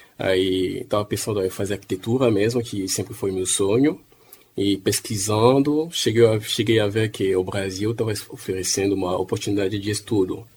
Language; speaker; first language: Portuguese; non-native, fluent; French